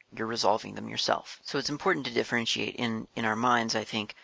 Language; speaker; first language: English; native; English